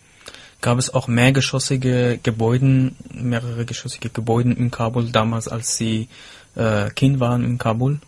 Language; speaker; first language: German; non-native, fluent; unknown